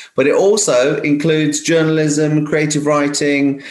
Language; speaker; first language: English; native; English